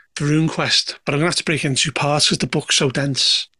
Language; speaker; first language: English; native; English